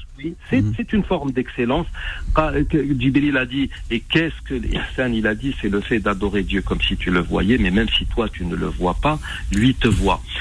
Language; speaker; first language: French; non-native, local second language; Arabic